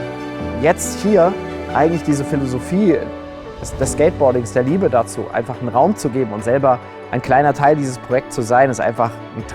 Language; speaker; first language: German; native; German